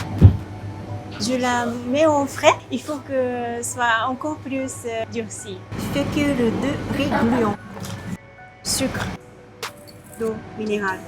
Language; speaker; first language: French; non-native, learner; Japanese